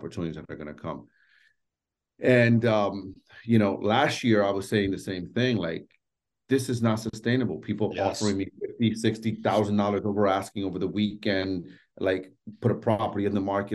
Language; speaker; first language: English; native; English